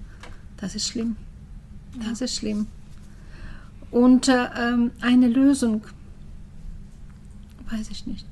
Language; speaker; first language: German; early bilingual, heritage; German